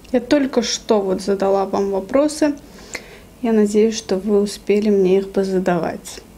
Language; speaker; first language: Russian; non-native, local second language; Lezghian